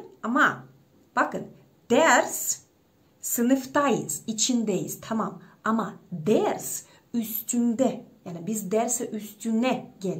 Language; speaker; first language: Turkish; non-native, fluent; Russian